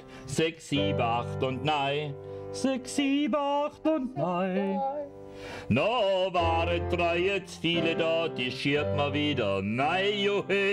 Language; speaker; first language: German; native; German